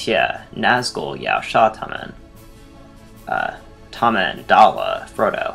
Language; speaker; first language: Chinese; non-native, learner; English